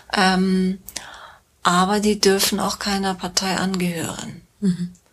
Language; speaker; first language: German; non-native, fluent; Persian